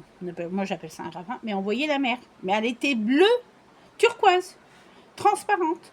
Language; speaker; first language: French; native; French